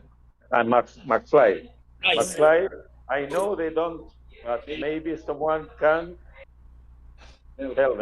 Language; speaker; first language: English; non-native, fluent; Spanish